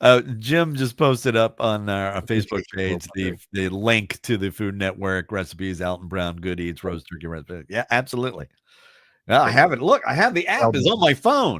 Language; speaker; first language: English; native; English